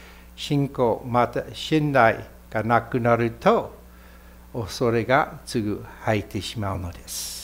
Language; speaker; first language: Japanese; non-native, fluent; English